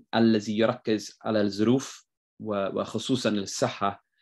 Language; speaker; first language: Arabic; non-native, fluent; English